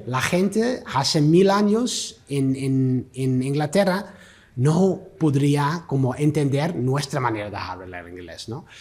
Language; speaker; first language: Spanish; non-native, learner; Dutch